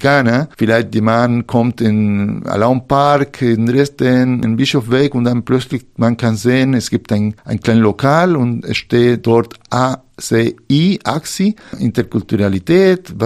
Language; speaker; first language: German; non-native, fluent; Spanish